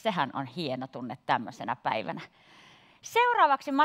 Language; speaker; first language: Finnish; native; Finnish